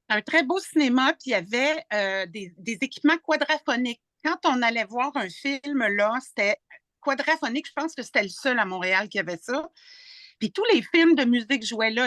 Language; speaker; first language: French; native; French